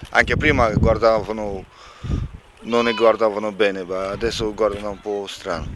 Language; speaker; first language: Italian; non-native, learner; Romanian